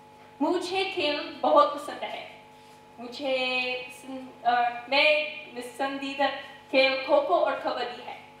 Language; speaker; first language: Hindi; non-native, learner; English